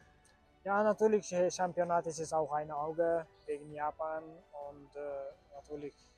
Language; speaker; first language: German; non-native, learner; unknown